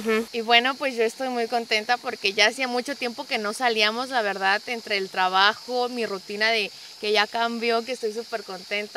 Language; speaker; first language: Spanish; native; Spanish